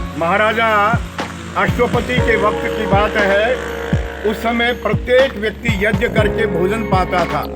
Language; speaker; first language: Hindi; native; Hindi